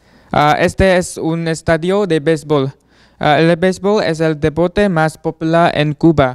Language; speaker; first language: Spanish; non-native, learner; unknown